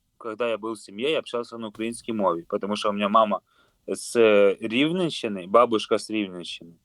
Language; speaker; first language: Russian; non-native, local second language; Ukrainian